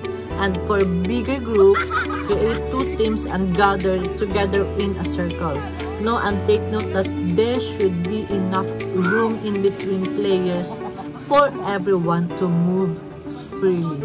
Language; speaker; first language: English; non-native, local second language; Cebuano